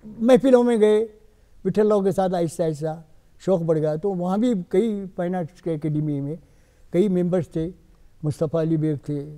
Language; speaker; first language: Hindi; non-native, local second language; Urdu